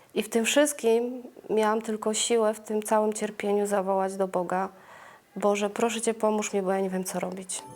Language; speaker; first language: Polish; native; Polish